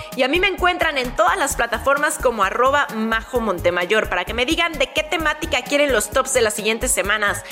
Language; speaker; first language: Spanish; native; Spanish